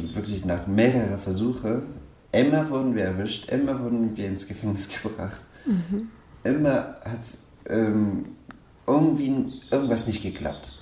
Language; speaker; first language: German; non-native, fluent; Persian